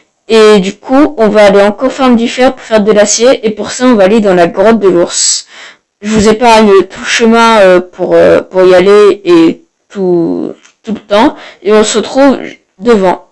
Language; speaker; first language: French; native; French